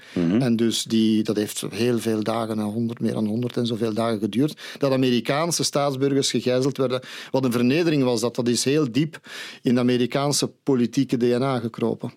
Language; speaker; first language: Dutch; native; Dutch